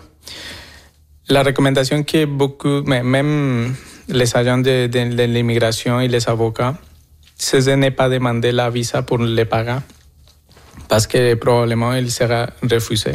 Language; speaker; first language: French; non-native, fluent; Spanish